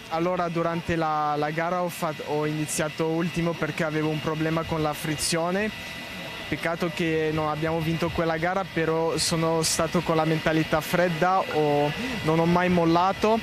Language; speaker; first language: Italian; non-native, fluent; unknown